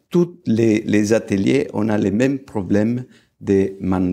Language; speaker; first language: French; non-native, fluent; Italian